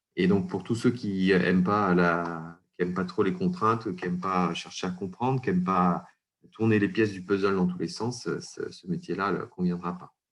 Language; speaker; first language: French; native; French